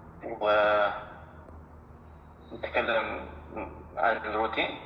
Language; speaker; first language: Arabic; non-native, learner; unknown